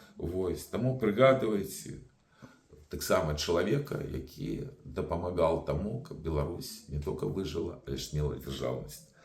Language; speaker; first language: Belarusian; non-native, local second language; Russian